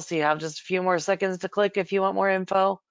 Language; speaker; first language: English; native; English